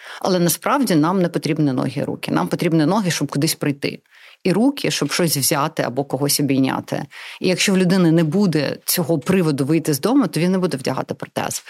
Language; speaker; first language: Ukrainian; non-native, local second language; Russian